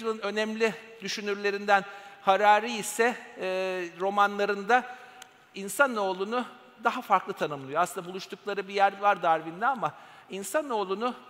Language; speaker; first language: Turkish; native; Turkish